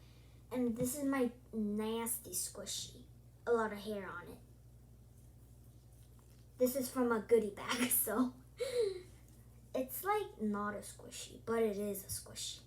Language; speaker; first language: English; early bilingual, other home language; Korean